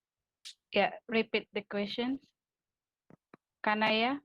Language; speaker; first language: English; non-native, fluent; Indonesian